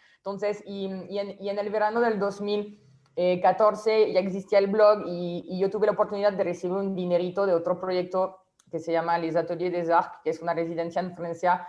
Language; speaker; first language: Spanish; non-native, fluent; French